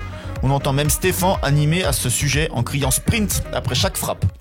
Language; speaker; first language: French; native; French